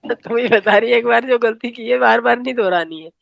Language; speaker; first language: Hindi; native; Hindi